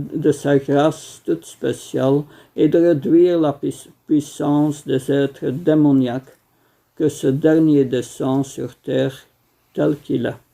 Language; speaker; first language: French; non-native, fluent; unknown